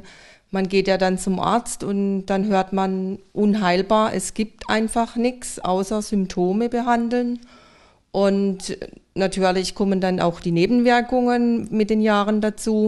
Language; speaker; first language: German; native; German